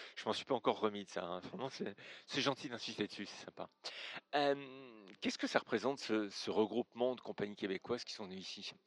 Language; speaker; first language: French; native; French